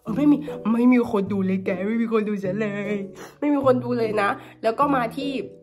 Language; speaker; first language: Thai; native; Thai